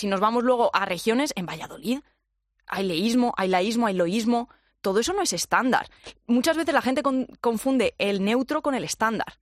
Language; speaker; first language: Spanish; native; Spanish